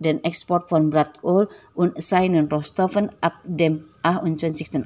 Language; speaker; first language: German; non-native, fluent; Indonesian